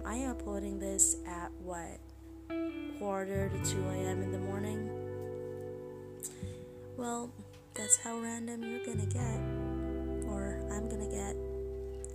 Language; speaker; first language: English; non-native, local second language; Filipino